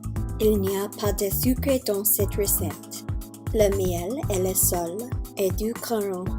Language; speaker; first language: French; non-native, learner; English